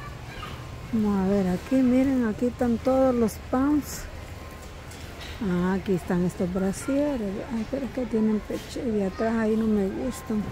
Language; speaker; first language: Spanish; native; Spanish